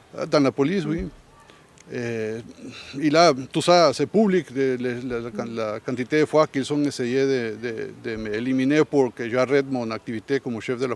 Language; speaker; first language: French; non-native, learner; Spanish